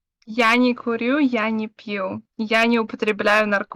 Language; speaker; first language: Russian; native; Russian